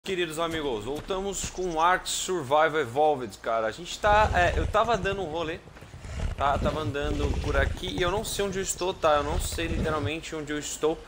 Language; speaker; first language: Portuguese; native; Portuguese